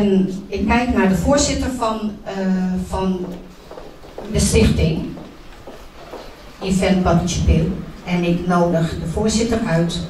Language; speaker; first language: Dutch; early bilingual, other home language; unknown